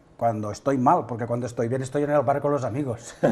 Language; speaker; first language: Spanish; non-native, local second language; Catalan